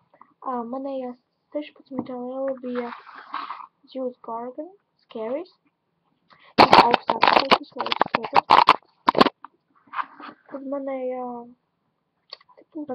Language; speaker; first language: Latvian; non-native, local second language; Russian